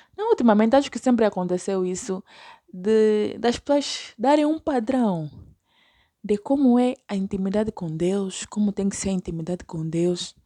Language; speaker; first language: Portuguese; native; Portuguese